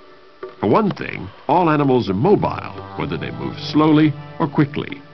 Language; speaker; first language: English; native; English